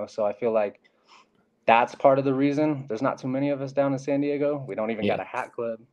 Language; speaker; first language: English; native; English